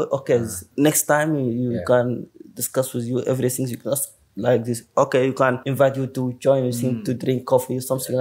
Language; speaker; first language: English; non-native, learner; Arabic